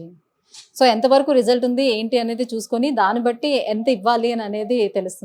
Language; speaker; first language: Telugu; native; Telugu